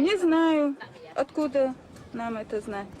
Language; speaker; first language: Russian; non-native, local second language; Chechen